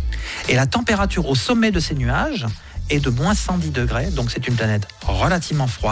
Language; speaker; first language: French; native; French